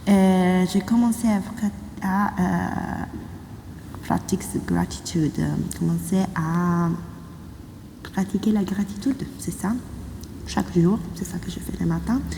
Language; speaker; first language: French; non-native, fluent; Italian